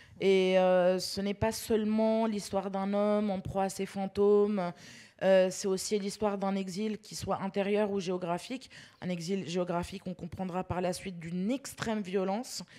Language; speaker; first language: French; early bilingual, other home language; Arabic